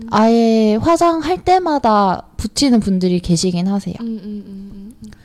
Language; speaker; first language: Korean; native; Korean